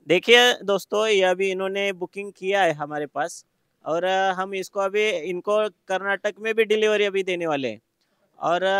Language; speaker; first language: Hindi; non-native, local second language; Marathi